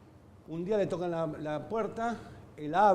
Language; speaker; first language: Spanish; native; Spanish